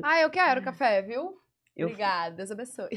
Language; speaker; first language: Portuguese; native; Portuguese